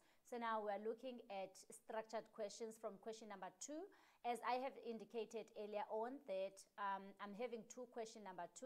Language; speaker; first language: English; non-native, local second language; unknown